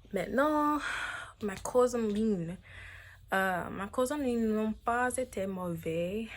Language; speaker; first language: French; non-native, learner; English